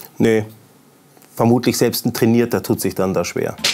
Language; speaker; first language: German; native; German